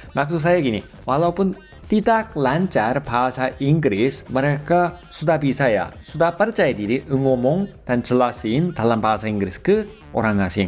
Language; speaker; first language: Indonesian; non-native, fluent; Korean